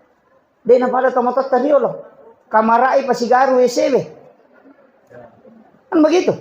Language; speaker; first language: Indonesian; non-native, local second language; Buginese